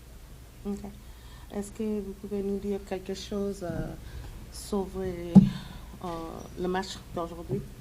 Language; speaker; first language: French; non-native, learner; Spanish